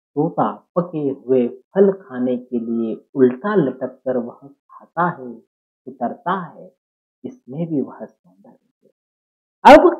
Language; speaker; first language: Hindi; non-native, local second language; Marathi